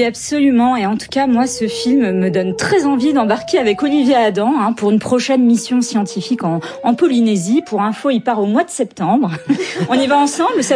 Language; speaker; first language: French; native; French